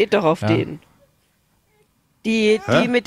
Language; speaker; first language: German; native; German